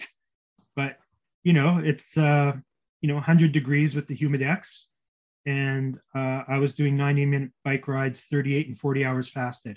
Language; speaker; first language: English; native; English